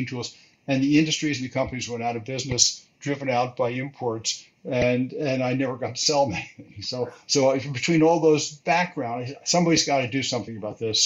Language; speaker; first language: English; native; English